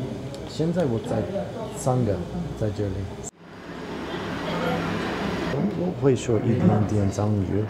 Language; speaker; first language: Chinese; non-native, learner; English